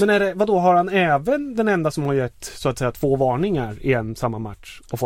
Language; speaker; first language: Swedish; native; Swedish